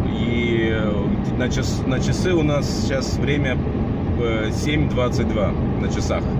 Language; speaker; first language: Russian; non-native, local second language; Romanian